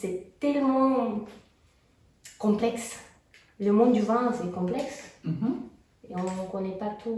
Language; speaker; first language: French; non-native, fluent; Romanian